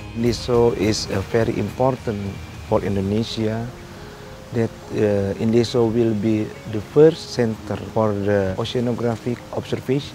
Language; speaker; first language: English; non-native, learner; Indonesian